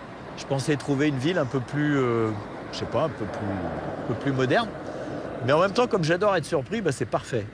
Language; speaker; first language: French; native; French